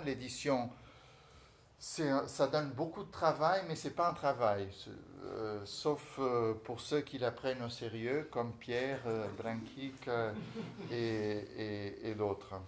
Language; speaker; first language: French; non-native, fluent; Portuguese